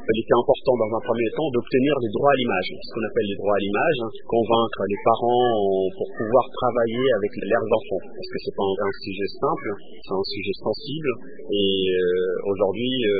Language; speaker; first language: French; early bilingual, other home language; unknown